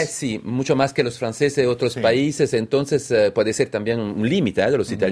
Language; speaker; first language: Spanish; non-native, fluent; Italian